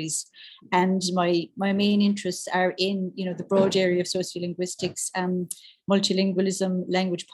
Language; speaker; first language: English; native; English